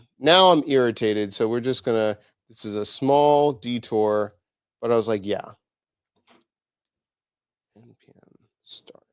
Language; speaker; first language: English; native; English